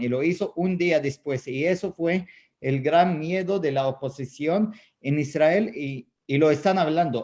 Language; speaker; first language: Spanish; non-native, fluent; Arabic